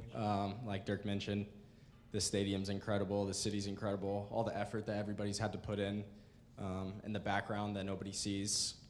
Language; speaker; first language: English; native; English